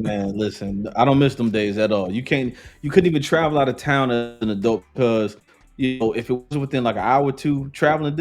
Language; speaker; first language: English; native; English